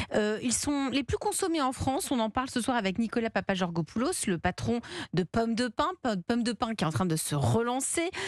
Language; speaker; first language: French; native; French